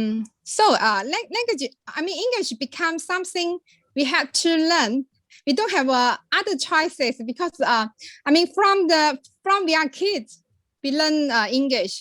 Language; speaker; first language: English; non-native, learner; Chinese